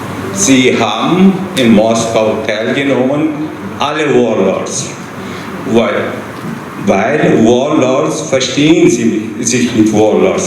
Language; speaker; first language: German; non-native, fluent; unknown